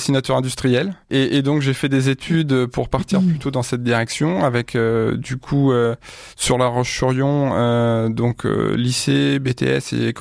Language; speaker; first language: French; native; French